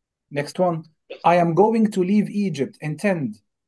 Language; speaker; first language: English; non-native, fluent; Arabic